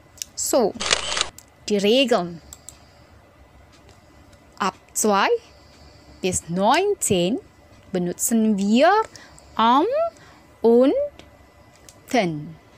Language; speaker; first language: German; non-native, fluent; Indonesian